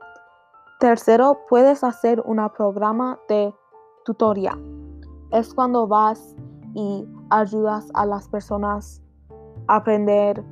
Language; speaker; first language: Spanish; non-native, learner; English